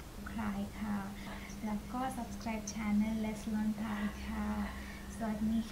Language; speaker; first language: Thai; non-native, learner; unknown